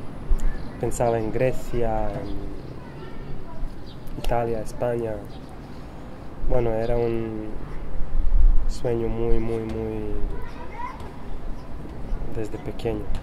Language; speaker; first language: Spanish; non-native, fluent; Serbian